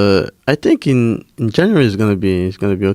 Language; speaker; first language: English; non-native, fluent; French